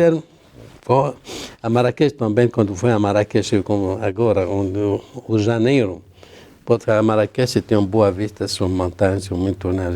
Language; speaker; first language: Portuguese; non-native, learner; Arabic